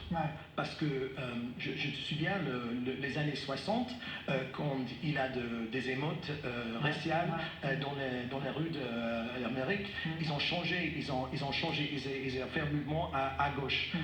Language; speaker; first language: French; non-native, fluent; English